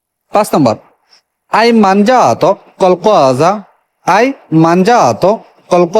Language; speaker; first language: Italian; non-native, learner; Bangla